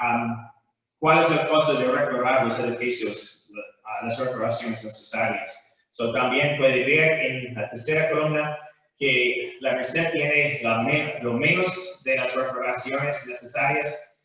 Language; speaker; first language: Spanish; non-native, fluent; English